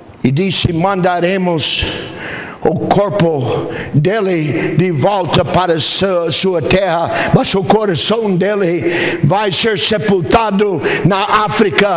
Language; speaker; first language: Portuguese; non-native, fluent; English